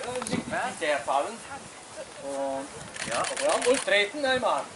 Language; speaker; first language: German; non-native, fluent; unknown